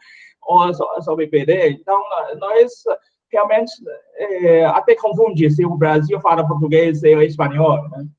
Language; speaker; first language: Portuguese; non-native, fluent; Chinese